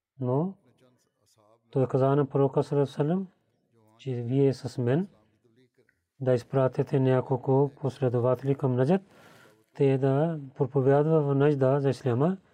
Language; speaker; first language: Bulgarian; non-native, fluent; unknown